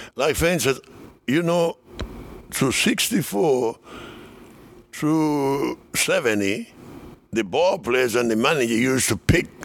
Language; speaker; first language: English; non-native, fluent; Spanish